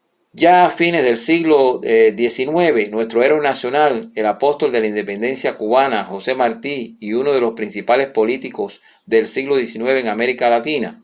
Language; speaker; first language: Spanish; native; Spanish